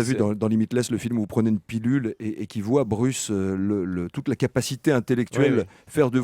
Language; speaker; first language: French; native; French